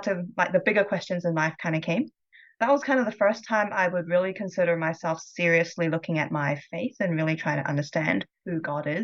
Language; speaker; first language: English; non-native, local second language; Cantonese